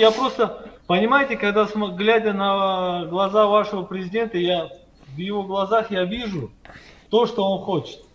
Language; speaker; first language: Russian; native; Russian